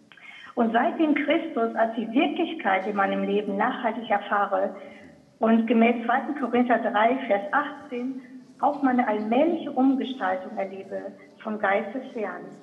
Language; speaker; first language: German; native; German